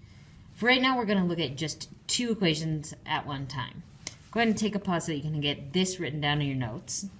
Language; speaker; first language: English; native; English